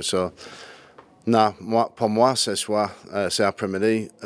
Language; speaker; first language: French; non-native, learner; English